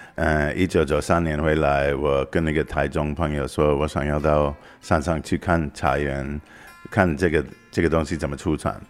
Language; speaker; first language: Chinese; non-native, fluent; English